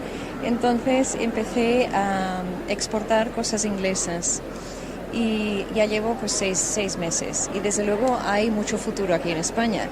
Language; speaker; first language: Spanish; early bilingual, heritage; English